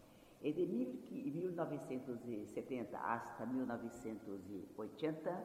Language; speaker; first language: Spanish; non-native, fluent; Portuguese